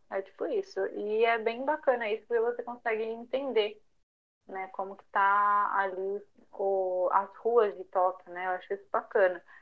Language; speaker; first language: Portuguese; early bilingual, other home language; Japanese